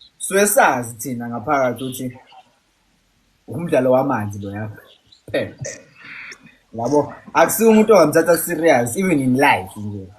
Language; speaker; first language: Zulu; native; Zulu